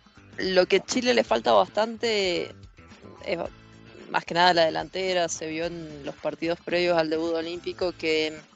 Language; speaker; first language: Spanish; native; Spanish